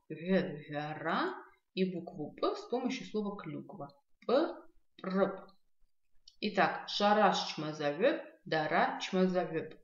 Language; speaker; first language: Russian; non-native, local second language; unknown